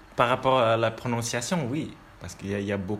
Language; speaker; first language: French; non-native, learner; Indonesian